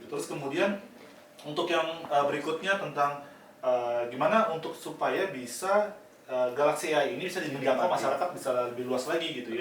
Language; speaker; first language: Indonesian; native; Indonesian